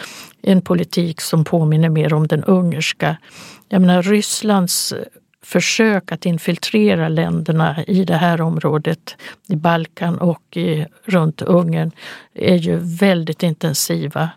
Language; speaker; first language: Swedish; native; Swedish